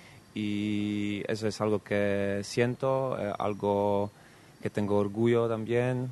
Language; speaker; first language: Spanish; non-native, fluent; Polish